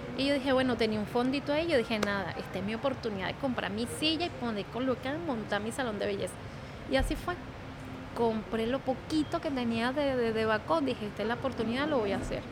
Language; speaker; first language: Spanish; native; Spanish